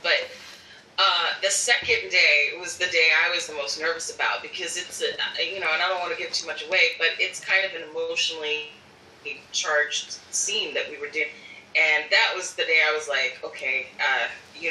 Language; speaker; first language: English; native; English